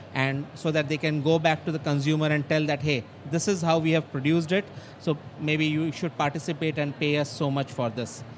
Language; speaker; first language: English; non-native, local second language; Bangla